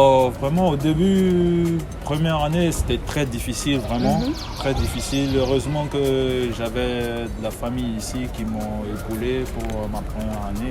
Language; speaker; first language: French; non-native, local second language; Bambara